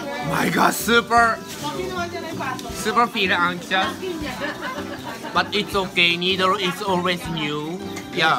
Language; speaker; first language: English; non-native, learner; Japanese